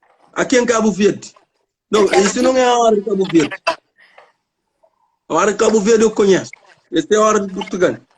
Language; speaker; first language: Portuguese; non-native, learner; Kabuverdianu